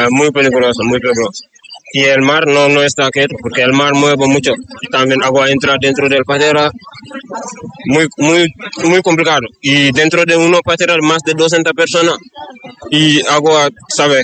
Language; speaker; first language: Spanish; non-native, learner; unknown